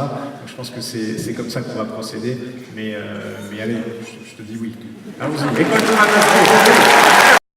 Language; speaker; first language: French; native; French